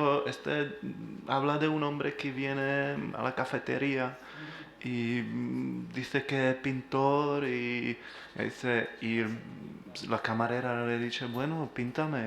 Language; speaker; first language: Spanish; non-native, learner; Czech